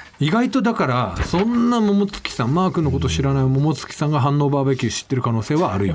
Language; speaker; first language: Japanese; native; Japanese